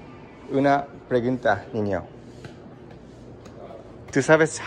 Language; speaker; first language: Spanish; non-native, learner; Japanese